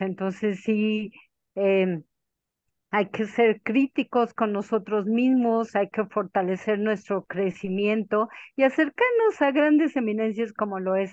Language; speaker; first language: Spanish; native; Spanish